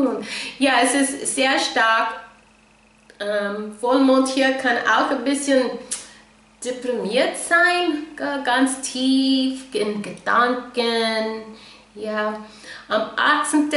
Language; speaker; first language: German; non-native, fluent; English